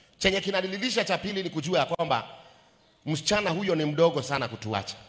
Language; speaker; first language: Swahili; native; Swahili